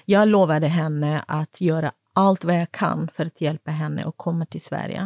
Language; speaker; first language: Swedish; non-native, fluent; Kurdish